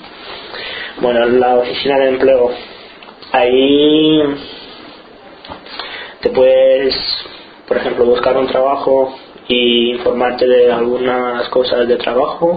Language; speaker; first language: Spanish; non-native, fluent; Romanian